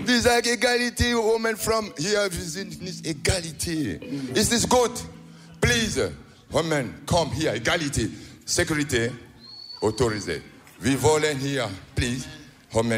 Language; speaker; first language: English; non-native, learner; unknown